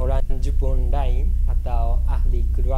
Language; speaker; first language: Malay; non-native, learner; Japanese